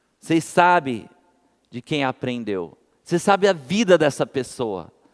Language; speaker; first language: Portuguese; non-native, fluent; English